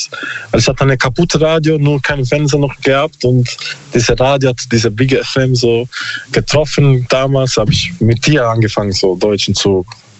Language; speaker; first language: German; non-native, learner; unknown